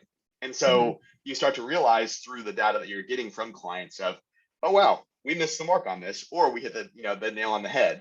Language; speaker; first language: English; native; English